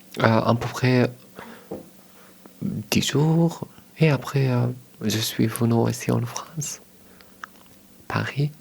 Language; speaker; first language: French; early bilingual, other home language; Arabic